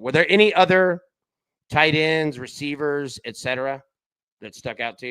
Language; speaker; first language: English; native; English